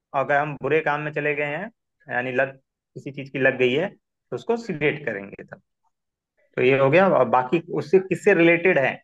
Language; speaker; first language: Hindi; non-native, local second language; Marathi